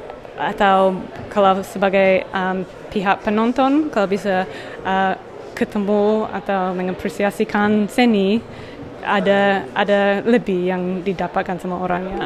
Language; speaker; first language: Indonesian; non-native, fluent; English